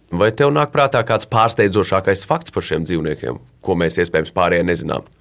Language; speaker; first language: Latvian; native; Latvian